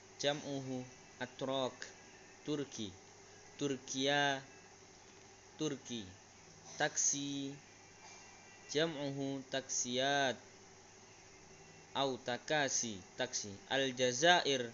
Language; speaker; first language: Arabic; non-native, learner; Indonesian